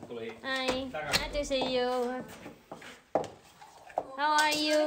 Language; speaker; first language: English; non-native, learner; Vietnamese